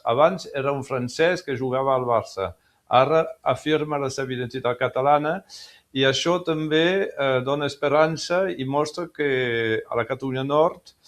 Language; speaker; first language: Catalan; early bilingual, heritage; French